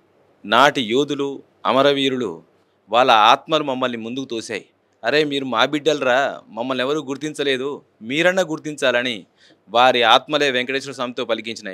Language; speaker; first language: Telugu; native; Telugu